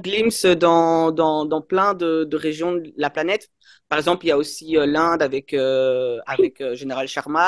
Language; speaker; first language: French; native; French